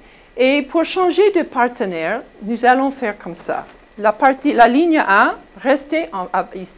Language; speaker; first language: French; non-native, fluent; English